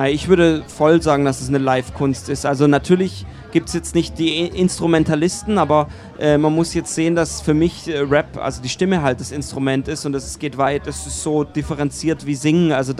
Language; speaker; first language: German; native; German